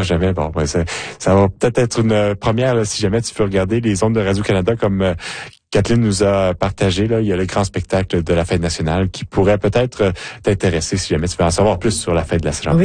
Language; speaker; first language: French; native; French